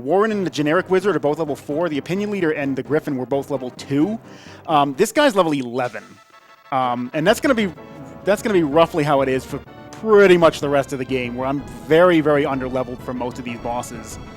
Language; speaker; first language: English; native; English